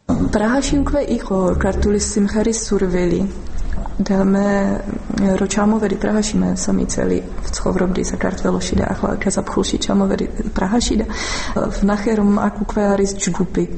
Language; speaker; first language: Georgian; non-native, fluent; Czech